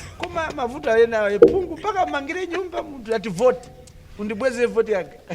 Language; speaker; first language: Nyanja; non-native, local second language; Tumbuka